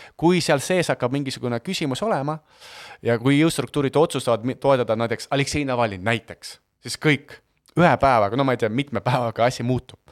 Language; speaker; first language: Estonian; non-native, local second language; Russian